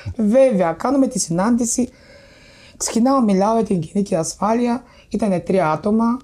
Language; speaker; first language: Greek; non-native, fluent; Bulgarian